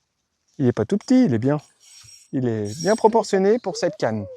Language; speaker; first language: French; native; French